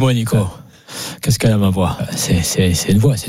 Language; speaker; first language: French; native; French